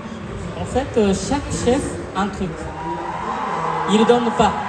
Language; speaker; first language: French; non-native, fluent; Japanese